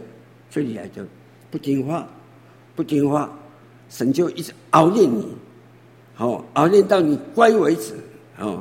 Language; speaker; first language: Chinese; native; Chinese